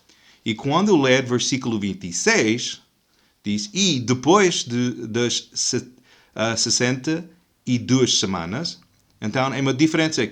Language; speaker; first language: Portuguese; non-native, fluent; English